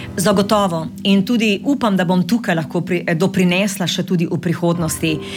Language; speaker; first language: Slovenian; native; Slovenian